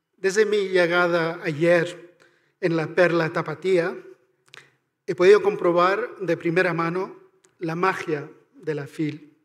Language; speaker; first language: Spanish; non-native, fluent; Irish